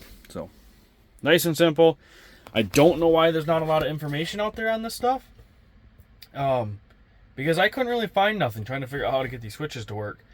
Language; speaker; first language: English; native; English